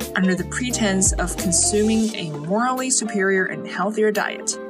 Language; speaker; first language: English; early bilingual, other home language; Chinese